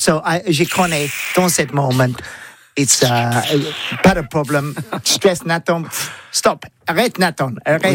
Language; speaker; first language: French; non-native, learner; English